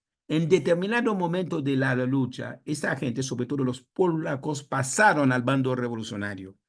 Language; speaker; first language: Spanish; non-native, fluent; Haitian Creole